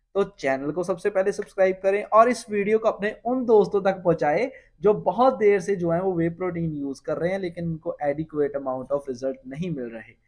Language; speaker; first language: Hindi; non-native, local second language; Punjabi